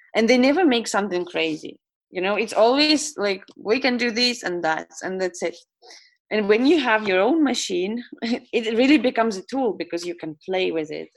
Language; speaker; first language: English; non-native, fluent; Estonian